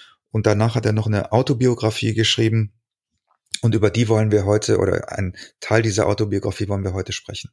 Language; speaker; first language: German; native; German